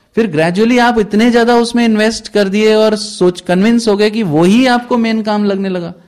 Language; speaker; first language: Hindi; native; Hindi